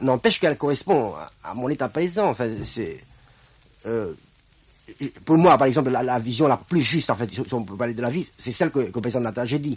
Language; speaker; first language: French; non-native, fluent; Romanian